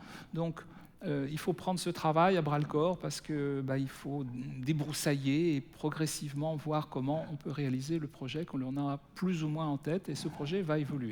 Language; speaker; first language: French; native; French